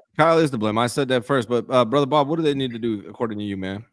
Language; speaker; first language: English; native; English